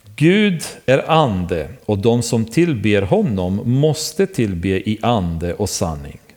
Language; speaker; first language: Swedish; non-native, fluent; Romanian